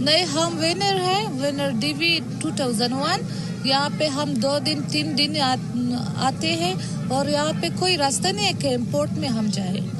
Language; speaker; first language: Hindi; non-native, fluent; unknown